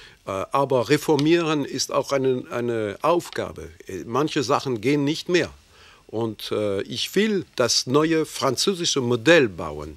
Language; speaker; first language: German; non-native, fluent; French